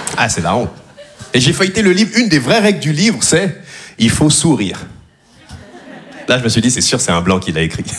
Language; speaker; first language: French; native; French